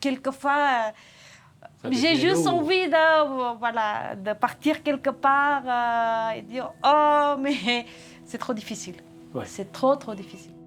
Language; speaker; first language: French; non-native, fluent; Nepali